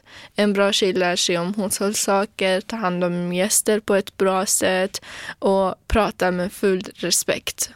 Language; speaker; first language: Swedish; non-native, fluent; Kurdish